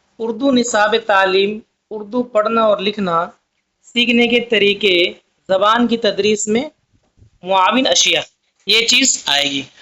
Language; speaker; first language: Urdu; native; Urdu